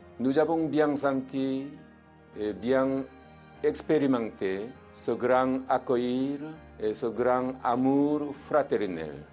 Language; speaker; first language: French; non-native, fluent; Korean